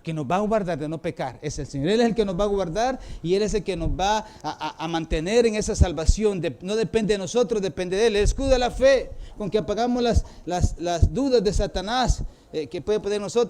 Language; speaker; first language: Spanish; native; Spanish